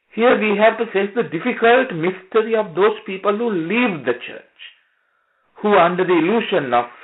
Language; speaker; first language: English; non-native, local second language; Sinhala